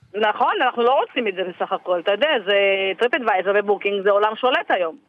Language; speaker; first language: Hebrew; non-native, fluent; Russian